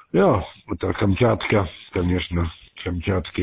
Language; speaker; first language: Russian; non-native, learner; German